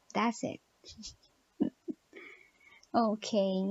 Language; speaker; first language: English; non-native, learner; Thai